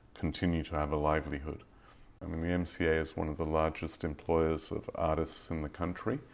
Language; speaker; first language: English; native; English